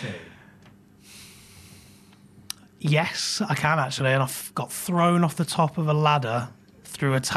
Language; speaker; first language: English; native; English